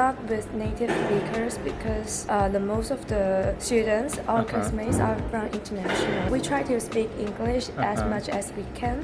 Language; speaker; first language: English; non-native, fluent; Chinese